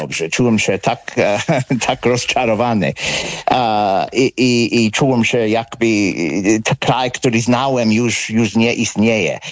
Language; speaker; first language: Polish; non-native, fluent; English